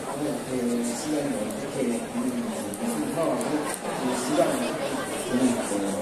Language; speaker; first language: Korean; non-native, learner; Indonesian